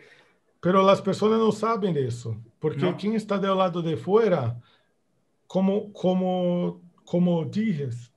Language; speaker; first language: Spanish; non-native, fluent; Portuguese